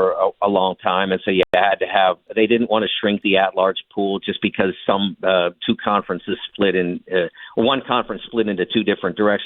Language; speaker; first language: English; native; English